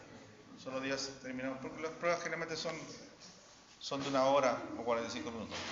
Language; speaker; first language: Spanish; native; Spanish